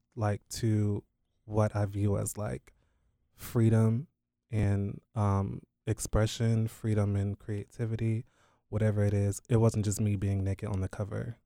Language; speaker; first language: English; native; English